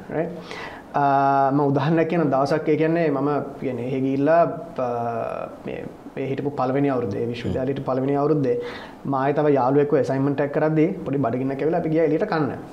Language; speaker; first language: Sinhala; native; Sinhala